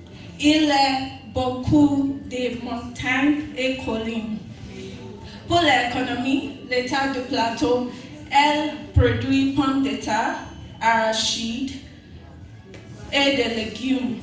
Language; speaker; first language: French; non-native, learner; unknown